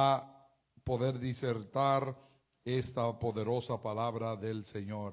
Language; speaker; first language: Spanish; native; Spanish